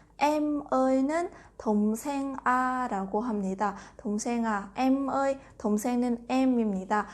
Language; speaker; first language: Korean; non-native, fluent; Vietnamese